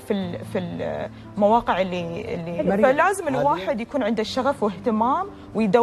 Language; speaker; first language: Arabic; native; Arabic